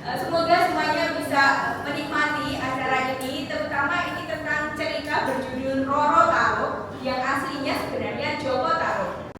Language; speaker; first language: Indonesian; native; Indonesian